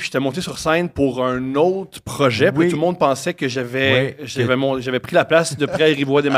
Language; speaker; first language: French; native; French